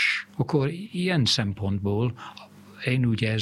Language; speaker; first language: Hungarian; non-native, fluent; English